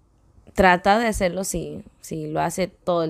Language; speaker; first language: Spanish; early bilingual, heritage; Spanish